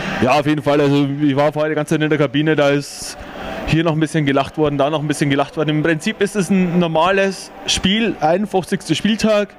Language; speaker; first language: German; native; German